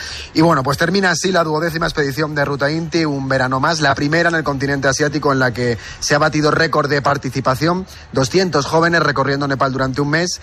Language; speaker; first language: Spanish; native; Spanish